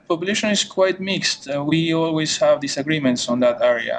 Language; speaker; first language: English; non-native, fluent; Spanish